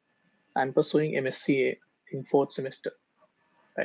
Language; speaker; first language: English; non-native, learner; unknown